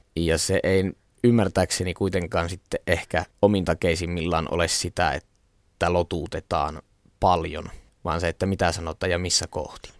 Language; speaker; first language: Finnish; native; Finnish